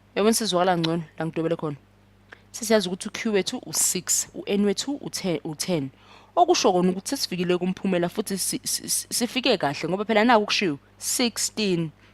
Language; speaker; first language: Zulu; non-native, local second language; English